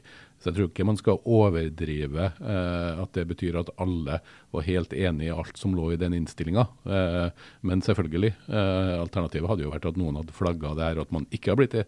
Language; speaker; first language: Norwegian; native; Norwegian